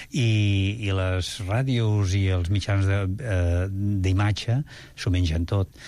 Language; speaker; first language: Catalan; native; Catalan